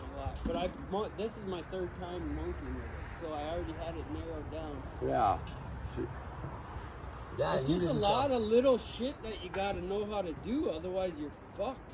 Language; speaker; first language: English; native; English